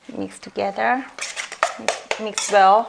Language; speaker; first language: English; non-native, local second language; Thai